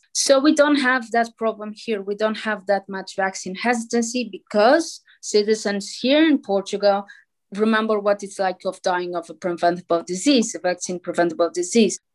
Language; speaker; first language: English; non-native, fluent; Portuguese